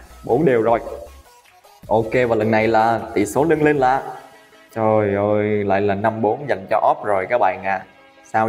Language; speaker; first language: Vietnamese; native; Vietnamese